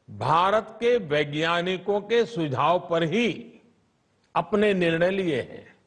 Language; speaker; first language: Hindi; non-native, local second language; Gujarati